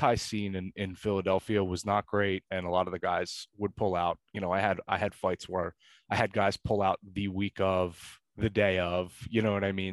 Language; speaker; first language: English; native; English